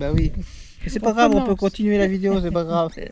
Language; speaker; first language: French; native; French